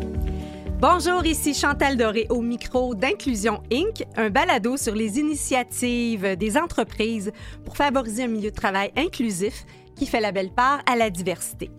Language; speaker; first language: French; native; French